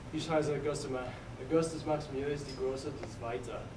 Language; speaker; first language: German; non-native, learner; English